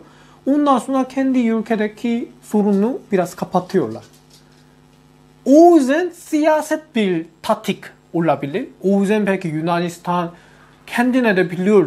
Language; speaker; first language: Turkish; non-native, learner; Korean